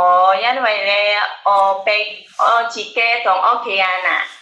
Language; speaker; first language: Cantonese; non-native, learner; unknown